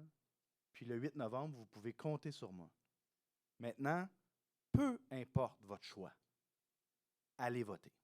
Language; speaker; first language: French; native; French